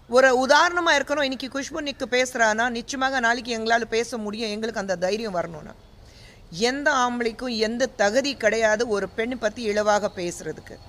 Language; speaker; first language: Tamil; non-native, fluent; Hindi